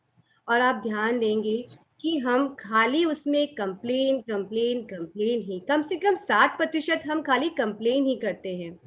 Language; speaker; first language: Hindi; native; Hindi